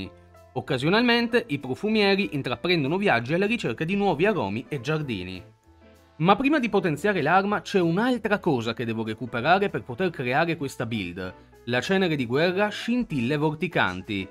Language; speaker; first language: Italian; native; Italian